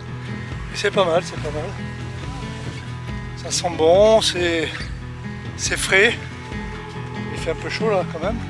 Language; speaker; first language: French; native; French